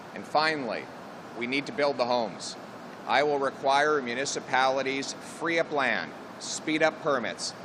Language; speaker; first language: English; native; English